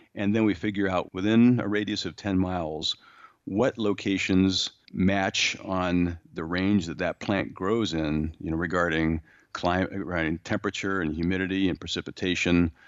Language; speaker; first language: English; native; English